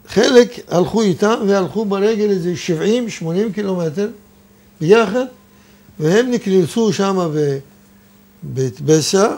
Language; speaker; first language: Hebrew; non-native, fluent; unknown